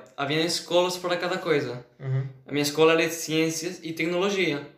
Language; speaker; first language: Portuguese; non-native, fluent; Spanish